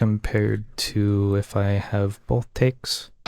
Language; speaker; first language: English; native; English